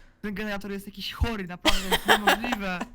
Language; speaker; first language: Polish; native; Polish